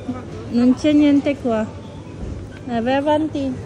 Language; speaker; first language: Italian; non-native, fluent; Filipino